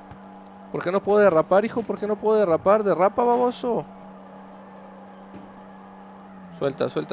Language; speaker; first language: Spanish; native; Spanish